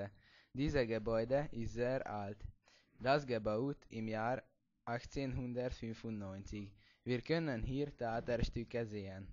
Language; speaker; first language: German; non-native, learner; Hungarian